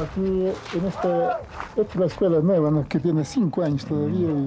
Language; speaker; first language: Spanish; non-native, local second language; Quechua